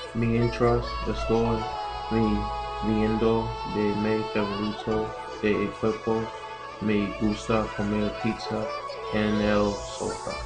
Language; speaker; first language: Spanish; non-native, learner; English